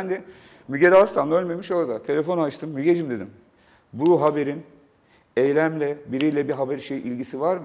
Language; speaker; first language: Turkish; native; Turkish